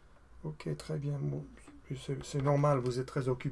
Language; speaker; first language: French; non-native, fluent; English